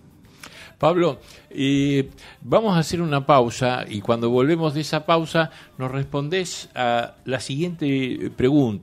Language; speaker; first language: Spanish; native; Spanish